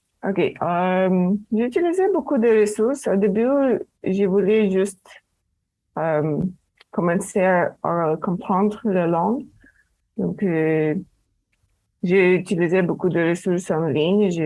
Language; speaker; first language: French; non-native, learner; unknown